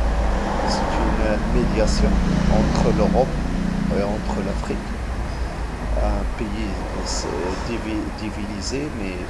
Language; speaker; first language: French; non-native, local second language; Arabic